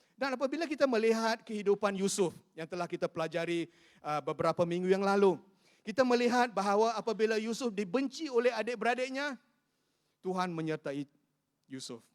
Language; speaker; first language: Malay; non-native, local second language; Chinese